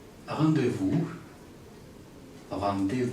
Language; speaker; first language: French; non-native, learner; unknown